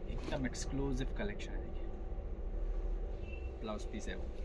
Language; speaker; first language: Hindi; non-native, local second language; Tamil